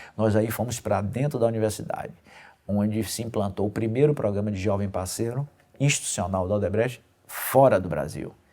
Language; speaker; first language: Portuguese; native; Portuguese